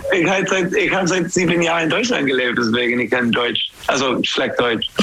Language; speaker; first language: German; non-native, learner; English